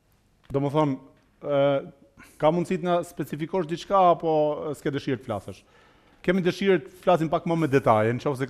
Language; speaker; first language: Albanian; native; Albanian